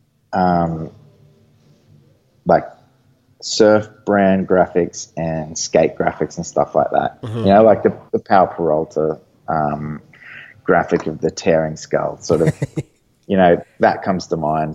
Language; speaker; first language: English; native; English